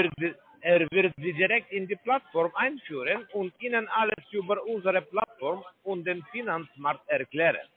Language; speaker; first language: German; non-native, learner; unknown